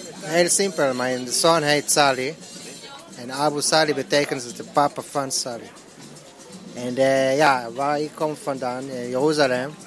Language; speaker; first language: Dutch; non-native, learner; Hebrew